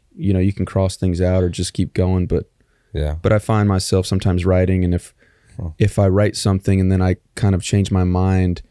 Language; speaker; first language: English; native; English